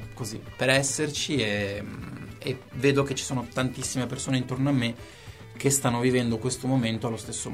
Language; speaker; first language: Italian; native; Italian